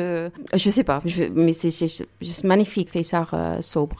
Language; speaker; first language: French; non-native, learner; English